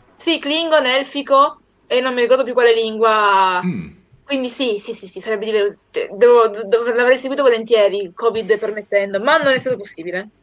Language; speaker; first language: Italian; native; Italian